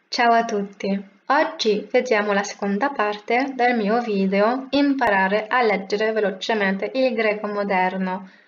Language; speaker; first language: Italian; non-native, fluent; French